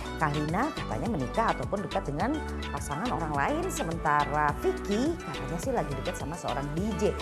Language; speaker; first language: Indonesian; native; Indonesian